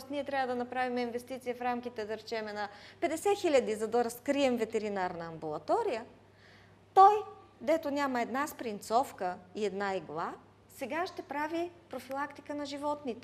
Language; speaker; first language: Bulgarian; native; Bulgarian